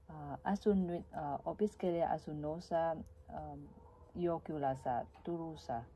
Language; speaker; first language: Finnish; non-native, learner; Vietnamese